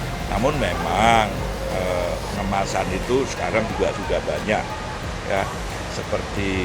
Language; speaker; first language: Indonesian; native; Indonesian